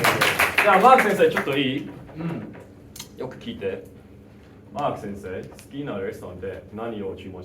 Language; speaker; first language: Japanese; non-native, fluent; English